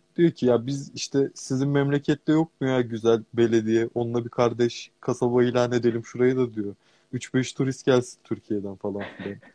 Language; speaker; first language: Turkish; native; Turkish